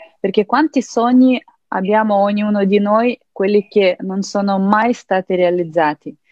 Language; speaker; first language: Italian; non-native, fluent; Ukrainian